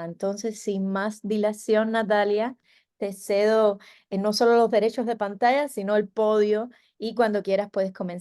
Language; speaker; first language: Spanish; native; Spanish